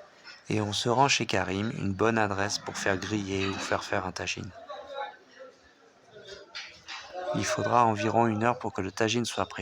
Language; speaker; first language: French; native; French